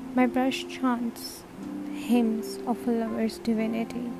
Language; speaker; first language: English; non-native, fluent; Turkish